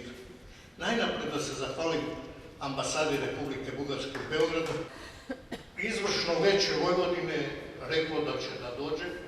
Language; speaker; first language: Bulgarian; non-native, local second language; Serbian